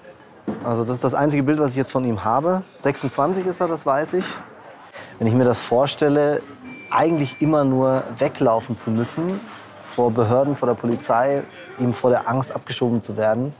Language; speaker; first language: German; native; German